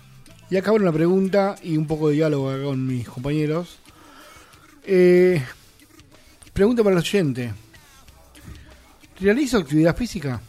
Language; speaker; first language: Spanish; native; Spanish